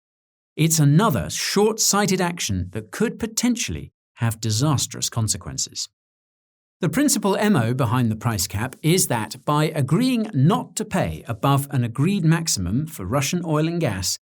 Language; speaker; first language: English; native; English